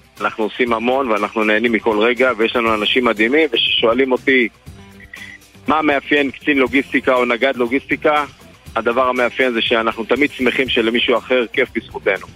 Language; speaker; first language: Hebrew; native; Hebrew